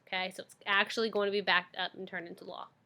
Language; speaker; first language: English; native; English